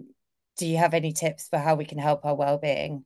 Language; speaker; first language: English; native; English